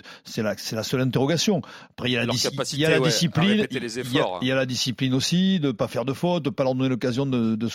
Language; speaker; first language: French; native; French